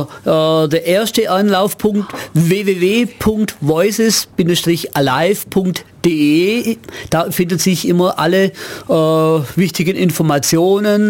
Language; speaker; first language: German; native; German